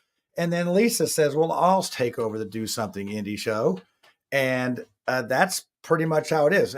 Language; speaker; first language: English; native; English